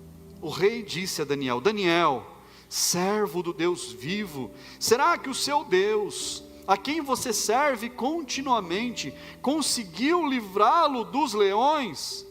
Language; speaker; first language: Portuguese; native; Portuguese